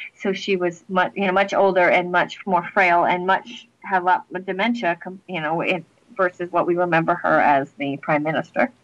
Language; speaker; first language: English; native; English